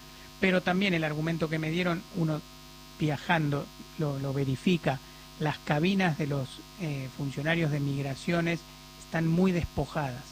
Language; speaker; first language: Spanish; native; Spanish